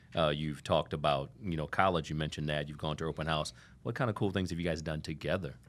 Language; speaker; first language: English; native; English